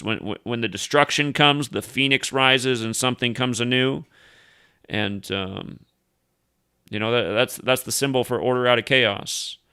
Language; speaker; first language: English; native; English